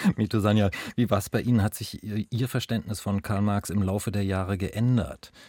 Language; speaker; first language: German; native; German